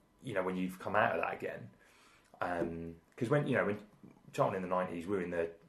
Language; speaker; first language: English; native; English